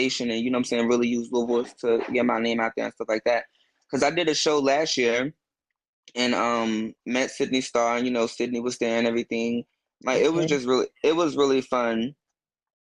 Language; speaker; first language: English; native; English